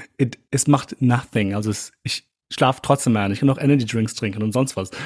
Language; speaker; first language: German; early bilingual, other home language; Albanian